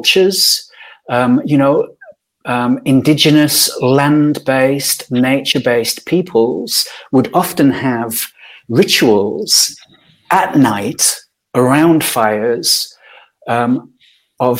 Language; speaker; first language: English; native; English